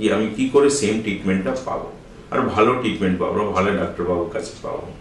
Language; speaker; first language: Bangla; non-native, local second language; Hindi